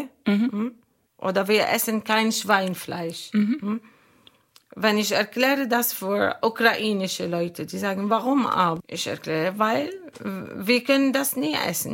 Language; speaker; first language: German; non-native, learner; Arabic